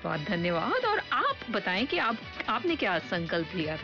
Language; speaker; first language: Hindi; native; Hindi